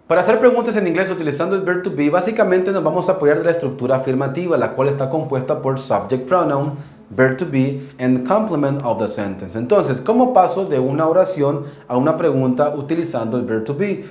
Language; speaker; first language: Spanish; native; Spanish